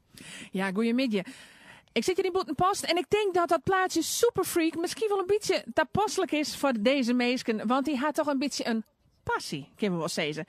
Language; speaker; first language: Dutch; native; Dutch